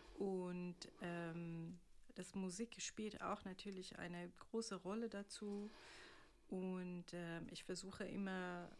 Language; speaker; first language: German; non-native, fluent; Persian